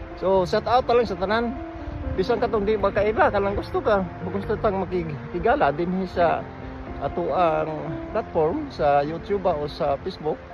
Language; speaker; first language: Cebuano; native; Cebuano